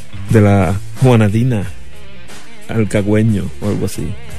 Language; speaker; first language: Spanish; native; Spanish